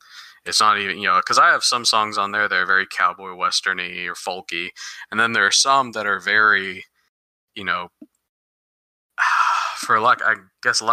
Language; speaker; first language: English; native; English